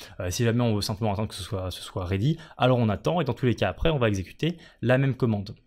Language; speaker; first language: French; native; French